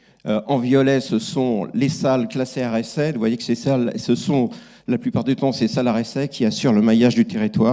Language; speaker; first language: French; native; French